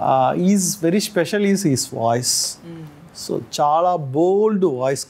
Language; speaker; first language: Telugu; non-native, learner; Tamil